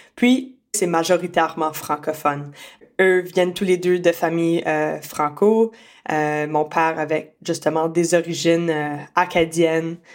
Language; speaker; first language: French; native; French